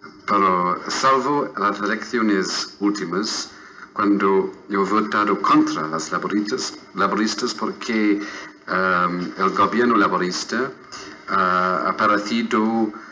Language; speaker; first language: Spanish; non-native, fluent; English